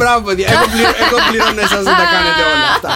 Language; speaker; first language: Greek; native; Greek